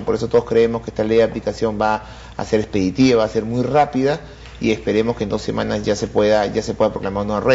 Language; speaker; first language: Spanish; native; Spanish